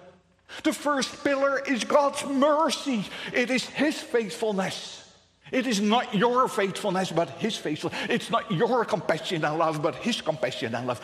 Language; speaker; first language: English; non-native, fluent; Dutch